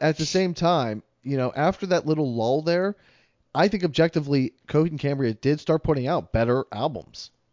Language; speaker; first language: English; native; English